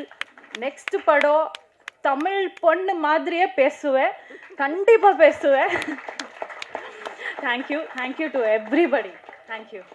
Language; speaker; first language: Tamil; non-native, learner; Kannada